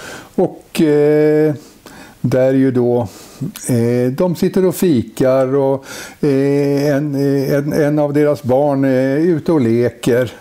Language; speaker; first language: Swedish; native; Swedish